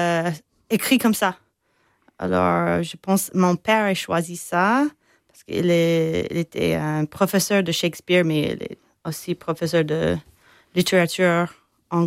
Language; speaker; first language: French; non-native, fluent; English